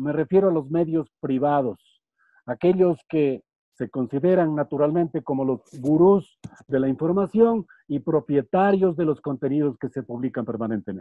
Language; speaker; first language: Spanish; native; Spanish